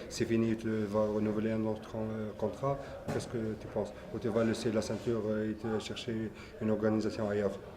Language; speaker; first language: French; non-native, learner; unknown